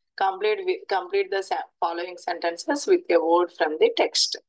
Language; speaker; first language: English; non-native, local second language; Telugu